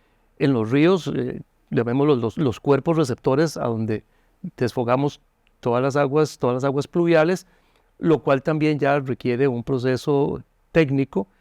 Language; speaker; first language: Spanish; native; Spanish